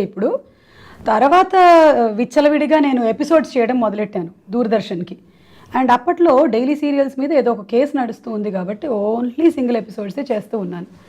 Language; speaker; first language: Telugu; non-native, local second language; Malayalam